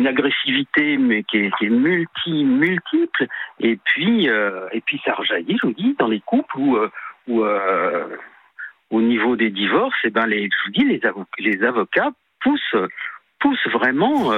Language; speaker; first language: French; native; French